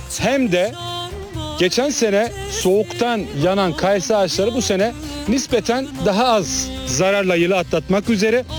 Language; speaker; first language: Turkish; native; Turkish